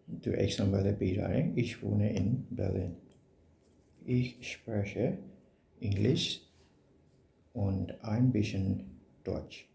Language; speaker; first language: German; non-native, learner; Burmese